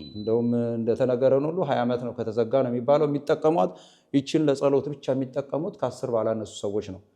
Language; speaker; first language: Amharic; native; Amharic